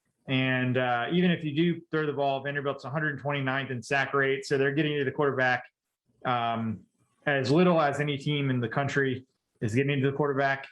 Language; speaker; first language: English; native; English